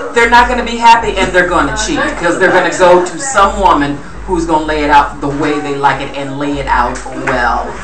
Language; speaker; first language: English; native; English